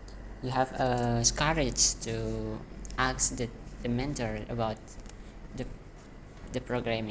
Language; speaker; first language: English; non-native, learner; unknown